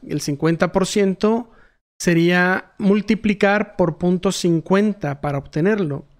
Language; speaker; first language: Spanish; native; Spanish